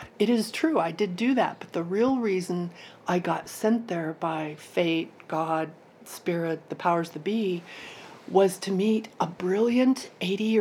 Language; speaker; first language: English; native; English